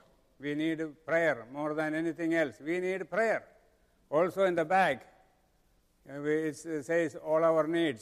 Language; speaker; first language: English; non-native, local second language; Malayalam